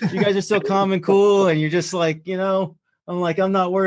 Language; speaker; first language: English; native; English